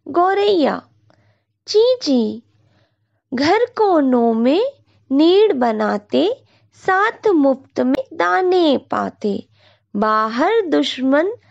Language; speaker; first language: Hindi; non-native, local second language; Marathi